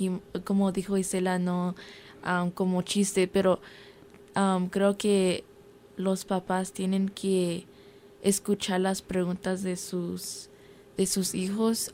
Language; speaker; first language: Spanish; early bilingual, heritage; Spanish